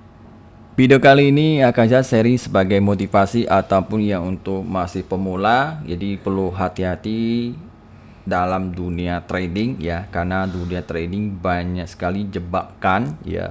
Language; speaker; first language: Indonesian; native; Indonesian